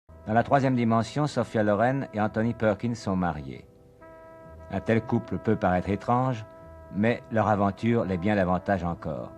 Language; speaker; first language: French; native; French